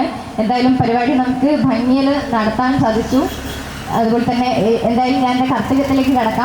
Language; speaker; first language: Malayalam; native; Malayalam